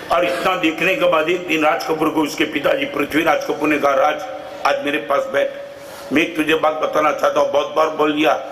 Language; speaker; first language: Hindi; non-native, local second language; Gujarati